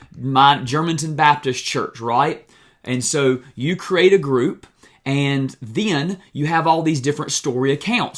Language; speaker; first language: English; native; English